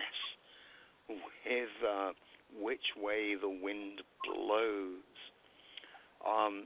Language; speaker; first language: English; native; English